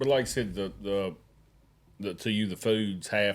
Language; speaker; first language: English; native; English